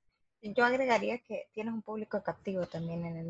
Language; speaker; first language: Spanish; native; Spanish